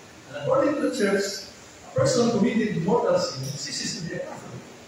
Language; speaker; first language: English; non-native, local second language; Cebuano